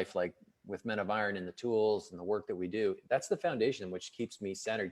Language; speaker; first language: English; native; English